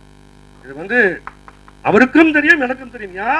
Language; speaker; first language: Tamil; native; Tamil